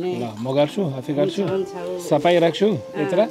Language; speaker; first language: Nepali; non-native, learner; French